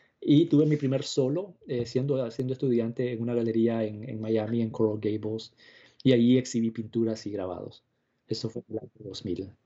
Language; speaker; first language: Spanish; native; Spanish